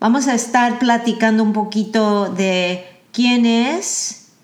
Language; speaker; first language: Spanish; early bilingual, heritage; Spanish